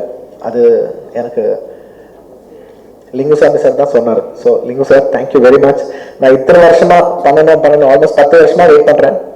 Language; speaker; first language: Tamil; non-native, local second language; Telugu